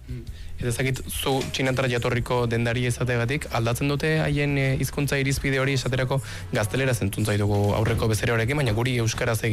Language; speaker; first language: Basque; native; Basque